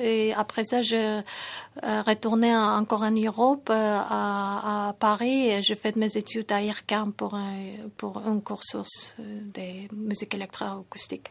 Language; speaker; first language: French; non-native, fluent; Tajik